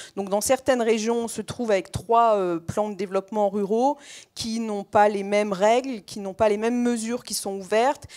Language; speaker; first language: French; native; French